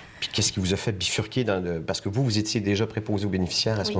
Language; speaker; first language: French; native; French